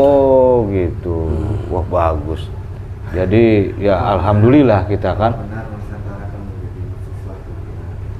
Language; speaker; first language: Indonesian; native; Indonesian